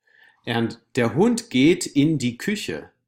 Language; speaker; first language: German; non-native, fluent; English